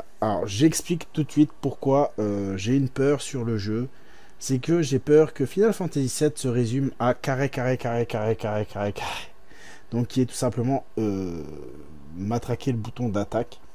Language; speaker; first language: French; native; French